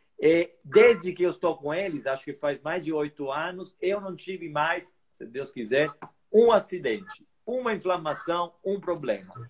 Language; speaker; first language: Portuguese; non-native, fluent; Italian